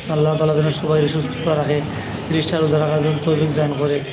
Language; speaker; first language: Bangla; native; Bangla